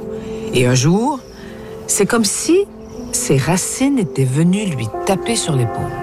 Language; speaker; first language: French; native; French